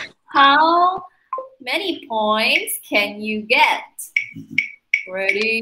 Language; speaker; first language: English; non-native, fluent; Chinese